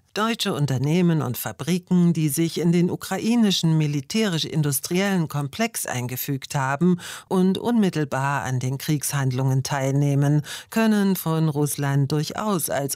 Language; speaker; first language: German; native; German